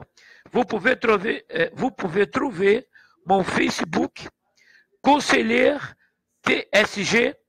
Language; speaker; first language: French; non-native, learner; Portuguese